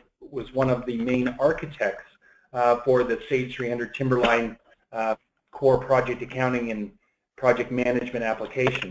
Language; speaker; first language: English; native; English